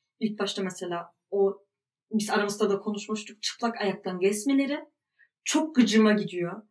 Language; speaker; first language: Turkish; early bilingual, heritage; Turkish